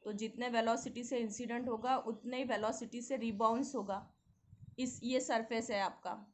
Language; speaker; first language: Hindi; non-native, local second language; Marathi